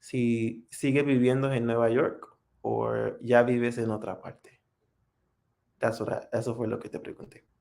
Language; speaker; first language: Spanish; non-native, fluent; English